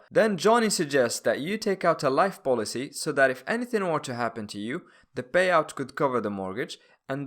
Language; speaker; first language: English; non-native, fluent; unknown